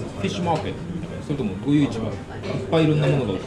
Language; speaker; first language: Japanese; native; Japanese